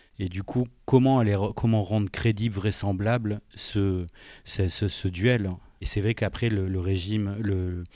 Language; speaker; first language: French; native; French